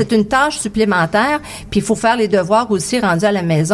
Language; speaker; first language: French; native; French